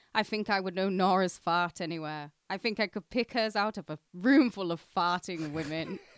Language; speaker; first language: English; native; English